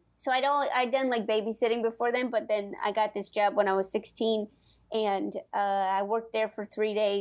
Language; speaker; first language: English; native; English